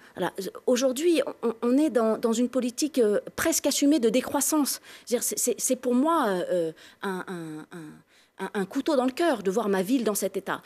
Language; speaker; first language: French; native; French